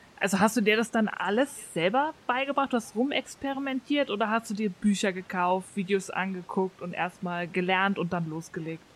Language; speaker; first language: German; native; German